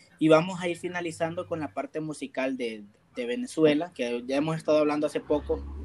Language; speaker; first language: Spanish; native; Spanish